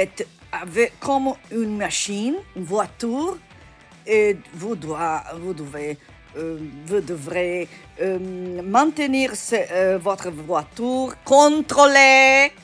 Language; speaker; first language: French; non-native, learner; Italian